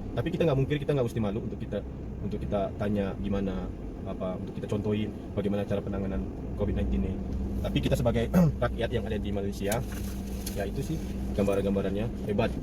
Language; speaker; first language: Indonesian; native; Indonesian